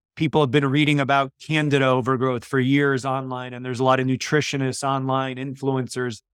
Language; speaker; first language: English; early bilingual, other home language; Polish